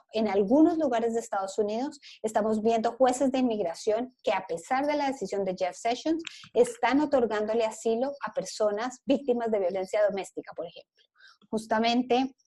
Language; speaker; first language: Spanish; native; Spanish